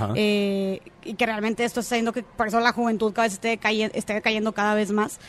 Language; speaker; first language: Spanish; native; Spanish